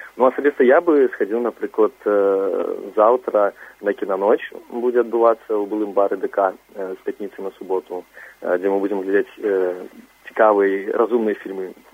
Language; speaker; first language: Belarusian; non-native, local second language; Russian